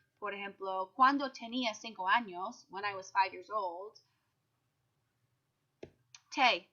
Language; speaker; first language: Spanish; non-native, fluent; English